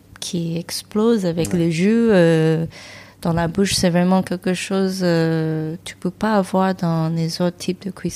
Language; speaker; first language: French; non-native, learner; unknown